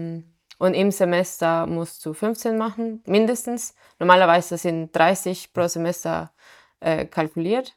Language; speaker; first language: German; non-native, fluent; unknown